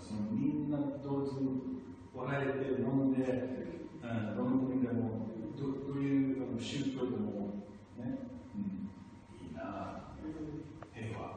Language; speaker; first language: Japanese; non-native, fluent; English